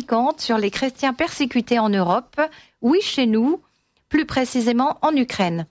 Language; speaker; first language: French; native; French